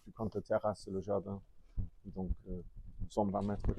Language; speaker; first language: French; non-native, fluent; English